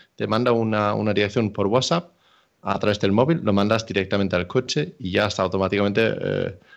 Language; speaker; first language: Spanish; non-native, fluent; Danish